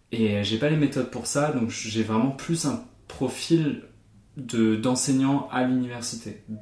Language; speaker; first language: French; non-native, fluent; German